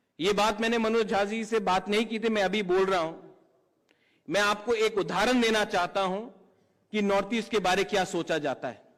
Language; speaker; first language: Hindi; non-native, local second language; Kok Borok